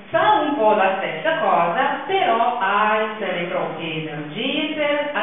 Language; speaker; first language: Italian; non-native, fluent; Russian